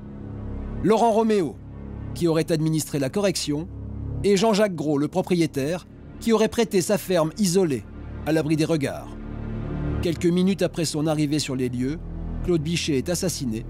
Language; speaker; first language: French; native; French